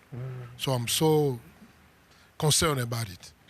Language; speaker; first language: English; non-native, fluent; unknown